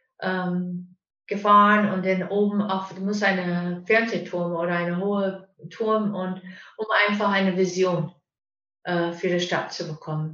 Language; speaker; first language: German; non-native, fluent; English